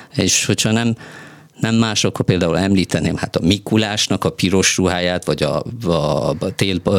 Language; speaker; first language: Hungarian; non-native, fluent; Persian